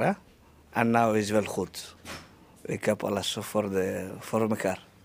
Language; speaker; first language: Dutch; non-native, learner; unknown